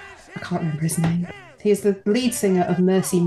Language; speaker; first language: English; native; English